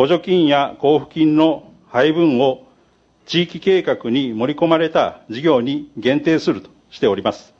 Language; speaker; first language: Japanese; native; Japanese